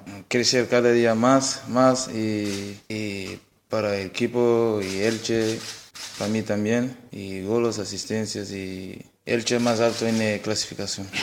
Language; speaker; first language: Spanish; non-native, learner; Portuguese